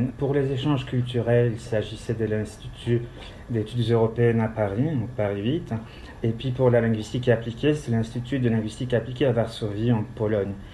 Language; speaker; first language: French; non-native, fluent; Polish